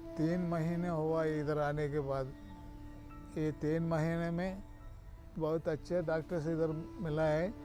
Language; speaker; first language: Hindi; non-native, local second language; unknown